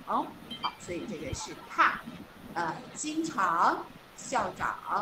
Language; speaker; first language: Chinese; non-native, fluent; English